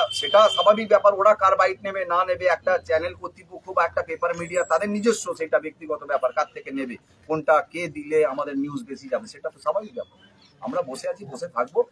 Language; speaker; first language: Bangla; non-native, local second language; Santali